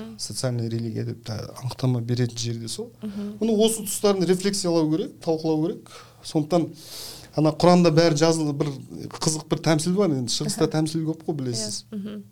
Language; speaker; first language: Kazakh; native; Kazakh